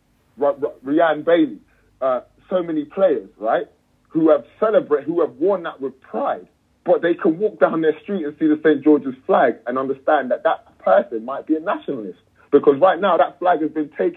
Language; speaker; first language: English; native; English